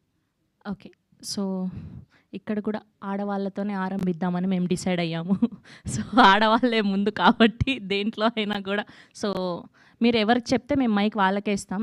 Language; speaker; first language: Telugu; native; Telugu